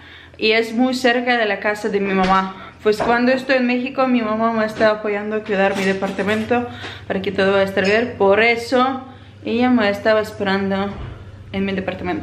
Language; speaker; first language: Spanish; non-native, learner; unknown